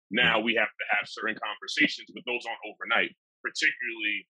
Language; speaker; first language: English; native; English